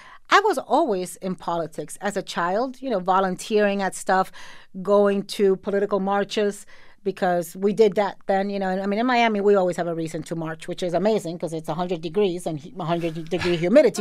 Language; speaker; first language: English; native; English